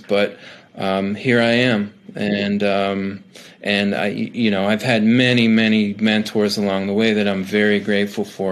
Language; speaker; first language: English; native; English